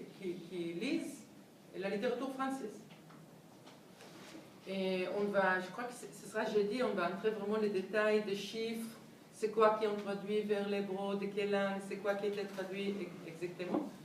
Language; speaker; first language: French; non-native, fluent; Hebrew